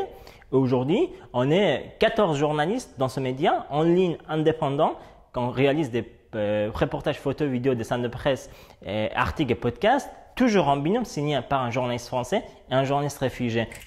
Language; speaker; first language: French; non-native, fluent; Persian